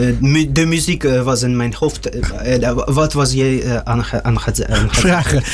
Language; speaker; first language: Dutch; non-native, learner; Russian